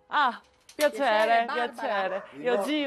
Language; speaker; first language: Italian; non-native, learner; Korean